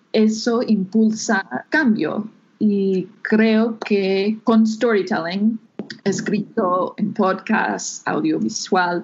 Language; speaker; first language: Spanish; non-native, fluent; English